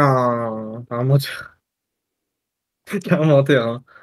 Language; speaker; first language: French; native; French